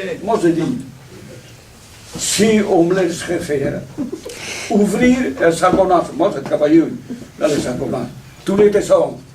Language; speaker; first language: French; non-native, fluent; Italian